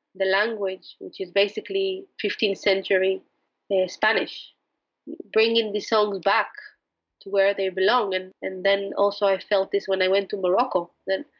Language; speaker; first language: English; non-native, fluent; Hebrew